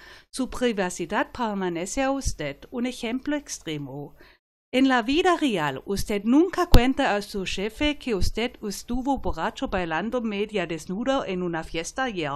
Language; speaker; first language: Spanish; non-native, fluent; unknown